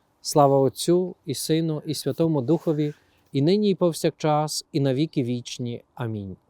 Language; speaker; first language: Ukrainian; native; Ukrainian